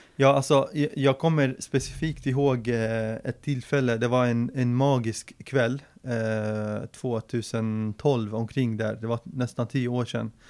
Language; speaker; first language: Swedish; early bilingual, other home language; Arabic